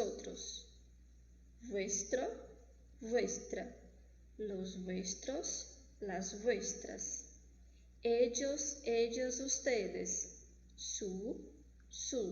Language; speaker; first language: Spanish; non-native, fluent; Portuguese